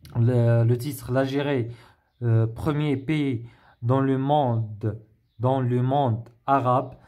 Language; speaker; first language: French; non-native, local second language; Arabic